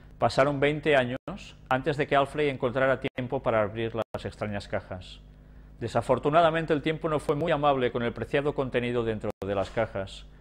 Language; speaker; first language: Spanish; native; Spanish